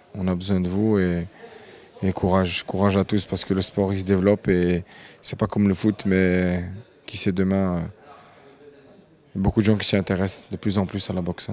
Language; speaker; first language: French; early bilingual, other home language; Arabic